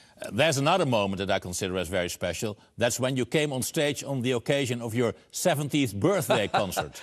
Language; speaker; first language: English; non-native, fluent; Dutch